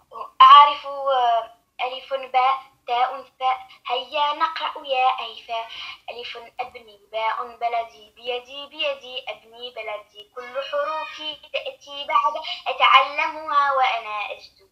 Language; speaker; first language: Arabic; non-native, learner; French